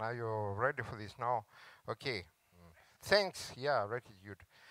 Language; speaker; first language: English; non-native, learner; Ukrainian